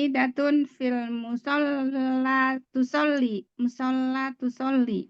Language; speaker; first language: Arabic; non-native, learner; Indonesian